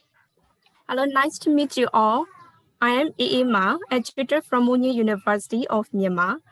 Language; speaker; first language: English; non-native, fluent; Burmese